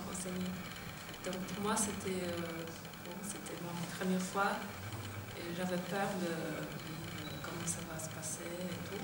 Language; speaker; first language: French; non-native, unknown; Polish